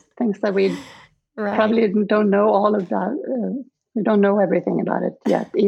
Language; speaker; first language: English; non-native, fluent; Swedish